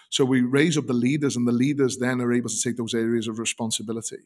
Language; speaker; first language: English; native; English